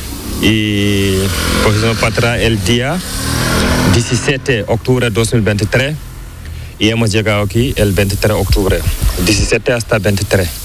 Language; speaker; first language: Spanish; non-native, learner; Fula